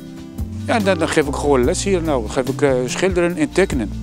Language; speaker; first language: Dutch; non-native, learner; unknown